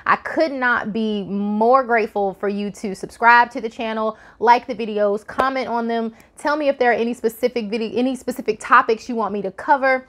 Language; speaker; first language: English; native; English